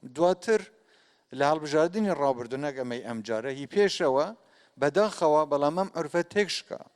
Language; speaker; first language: Central Kurdish; non-native, local second language; Kurdish